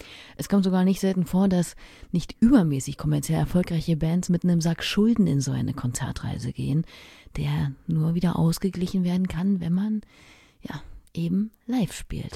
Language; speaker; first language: German; native; German